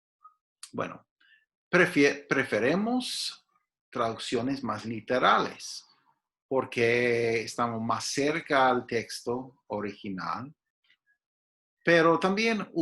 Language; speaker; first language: Spanish; non-native, fluent; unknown